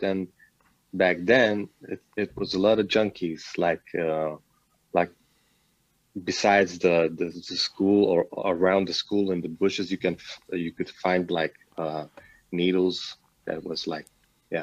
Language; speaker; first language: English; non-native, fluent; Swedish